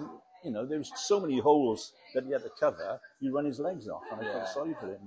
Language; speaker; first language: English; native; English